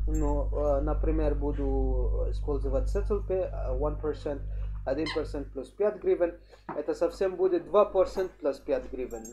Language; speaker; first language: Russian; non-native, learner; English